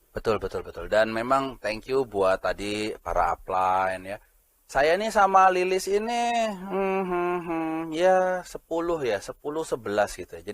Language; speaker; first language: Indonesian; native; Indonesian